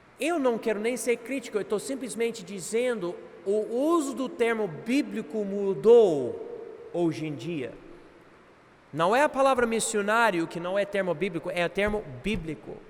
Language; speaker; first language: Portuguese; non-native, fluent; English